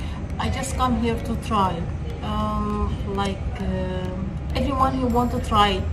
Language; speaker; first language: English; non-native, learner; Arabic